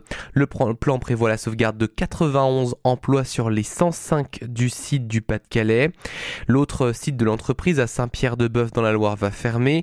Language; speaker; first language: French; native; French